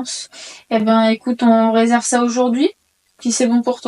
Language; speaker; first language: French; native; French